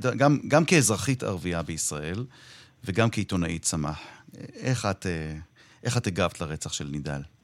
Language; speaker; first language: Hebrew; native; Hebrew